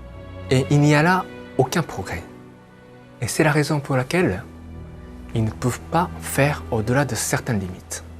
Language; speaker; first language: French; non-native, fluent; Japanese